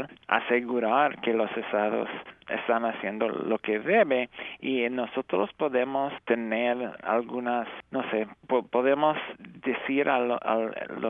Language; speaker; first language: Spanish; non-native, fluent; English